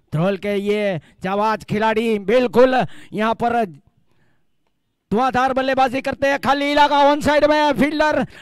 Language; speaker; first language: Hindi; non-native, local second language; Gujarati